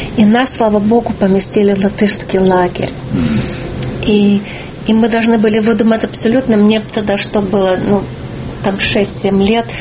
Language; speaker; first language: Russian; early bilingual, heritage; Russian